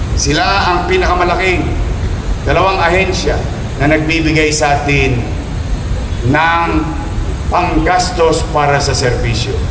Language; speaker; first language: Filipino; native; Filipino